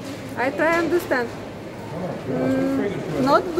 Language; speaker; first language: English; non-native, learner; Russian